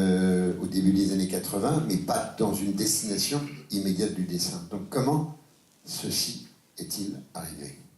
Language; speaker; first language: French; native; French